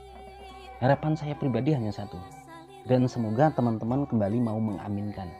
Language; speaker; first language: Indonesian; native; Indonesian